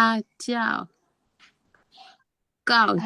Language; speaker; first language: Chinese; non-native, learner; Indonesian